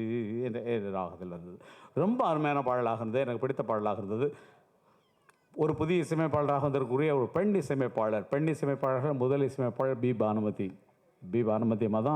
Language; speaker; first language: Tamil; native; Tamil